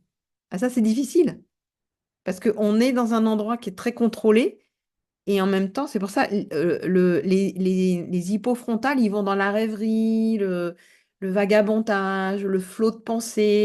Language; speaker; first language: French; native; French